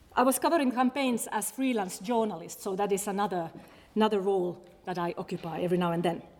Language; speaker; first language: English; non-native, fluent; Finnish